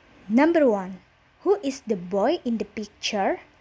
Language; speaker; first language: English; non-native, fluent; Indonesian